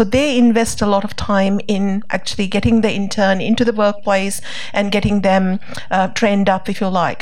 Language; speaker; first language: English; non-native, local second language; Sinhala